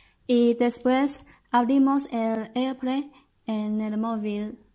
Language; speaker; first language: Spanish; non-native, learner; Chinese